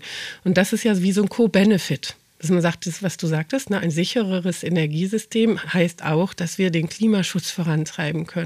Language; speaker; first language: German; native; German